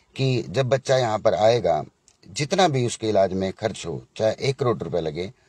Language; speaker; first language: Hindi; native; Hindi